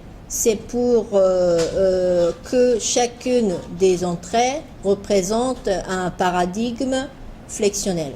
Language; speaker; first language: French; non-native, fluent; Japanese